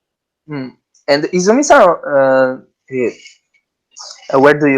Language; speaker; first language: English; non-native, learner; Italian